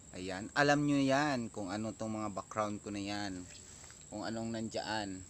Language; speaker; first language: Filipino; non-native, local second language; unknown